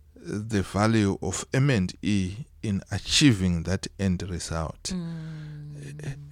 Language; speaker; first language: English; non-native, local second language; Shona